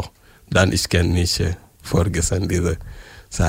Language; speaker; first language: German; non-native, learner; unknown